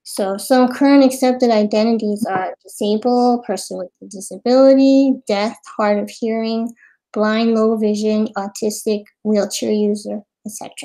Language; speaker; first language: English; native; English